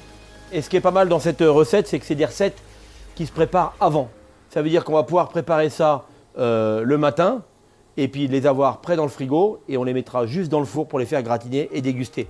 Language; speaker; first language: French; native; French